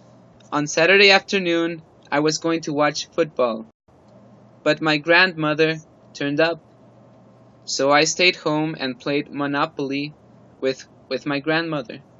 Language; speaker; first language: English; non-native, fluent; Spanish